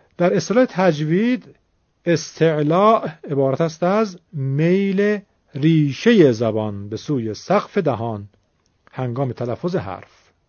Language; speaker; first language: Persian; native; Persian